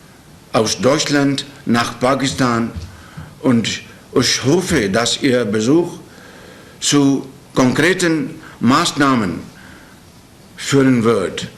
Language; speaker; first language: German; non-native, learner; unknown